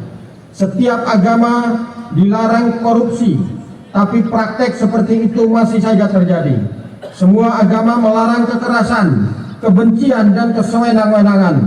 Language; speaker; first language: Indonesian; native; Indonesian